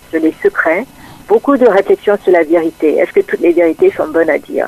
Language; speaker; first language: French; non-native, fluent; English